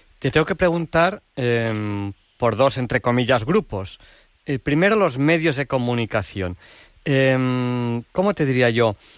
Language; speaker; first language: Spanish; native; Spanish